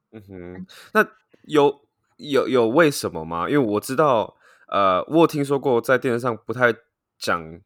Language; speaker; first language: Chinese; native; Chinese